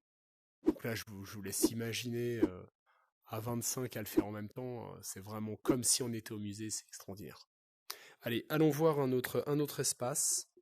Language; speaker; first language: French; native; French